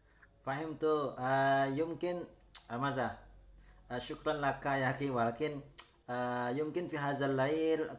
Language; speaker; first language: Arabic; non-native, learner; Indonesian